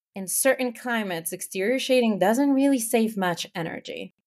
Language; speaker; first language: English; non-native, fluent; Spanish